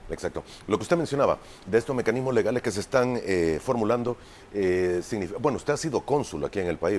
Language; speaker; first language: Spanish; native; Spanish